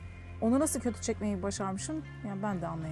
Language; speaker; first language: Turkish; native; Turkish